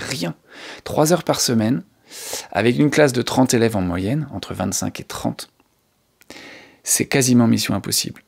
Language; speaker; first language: French; native; French